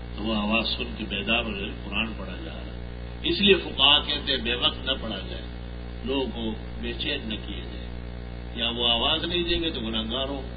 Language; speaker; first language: Urdu; non-native, local second language; Pashto